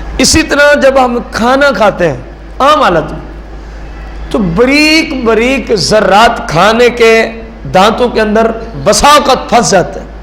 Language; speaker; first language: Urdu; non-native, local second language; Punjabi